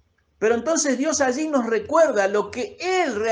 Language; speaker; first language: Spanish; native; Spanish